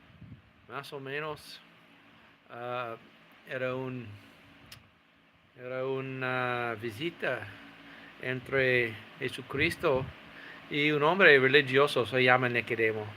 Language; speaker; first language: Spanish; non-native, fluent; English